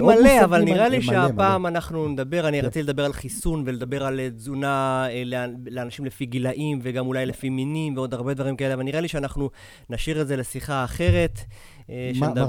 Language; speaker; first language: Hebrew; native; Hebrew